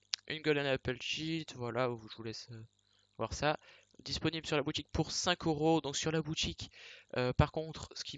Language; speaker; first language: French; native; French